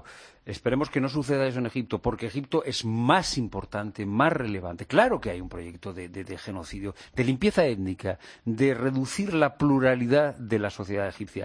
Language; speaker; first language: Spanish; native; Spanish